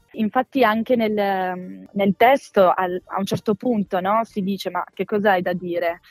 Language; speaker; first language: Italian; early bilingual, other home language; Albanian